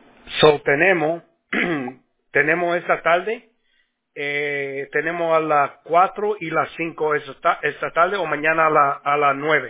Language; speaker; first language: Spanish; early bilingual, heritage; Spanish